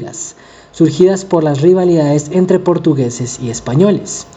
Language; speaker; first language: Spanish; native; Spanish